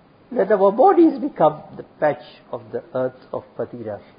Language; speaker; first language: English; native; English